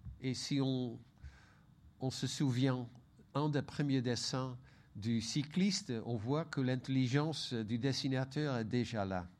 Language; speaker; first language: French; non-native, fluent; Dutch